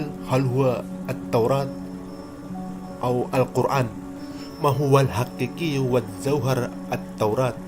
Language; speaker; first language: Arabic; non-native, learner; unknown